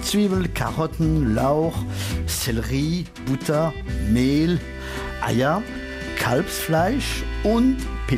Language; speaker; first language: German; early bilingual, heritage; French